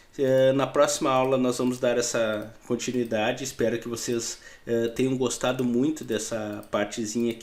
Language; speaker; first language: Portuguese; native; Portuguese